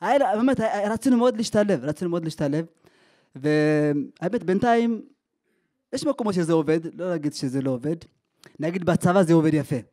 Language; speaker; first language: Hebrew; early bilingual, other home language; Amharic